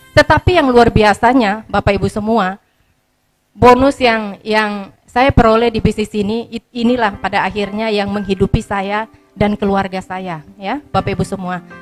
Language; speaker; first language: Indonesian; native; Indonesian